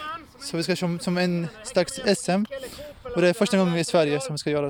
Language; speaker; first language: Swedish; non-native, fluent; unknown